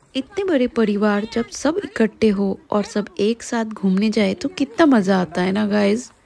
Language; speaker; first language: Hindi; non-native, local second language; Bangla